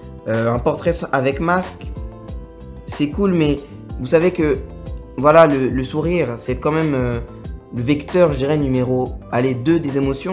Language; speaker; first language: French; native; French